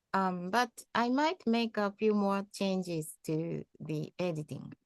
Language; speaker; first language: English; non-native, fluent; Japanese